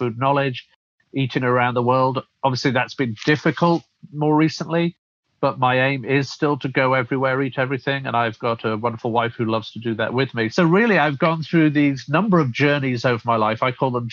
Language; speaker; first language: English; native; English